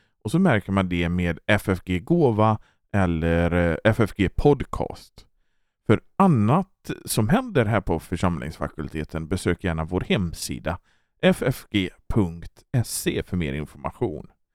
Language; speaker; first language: Swedish; native; Swedish